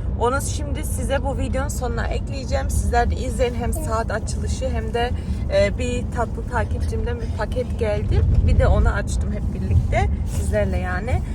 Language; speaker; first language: Turkish; early bilingual, heritage; Turkish